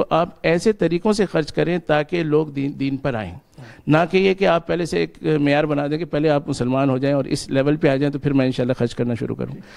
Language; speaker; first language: Urdu; native; Urdu